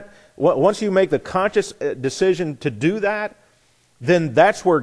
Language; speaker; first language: English; native; English